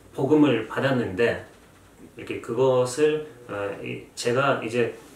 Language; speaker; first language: Korean; non-native, fluent; Russian